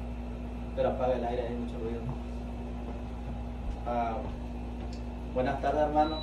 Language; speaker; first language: Spanish; native; Spanish